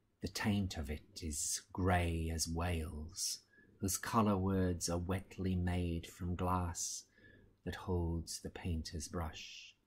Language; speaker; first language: English; native; English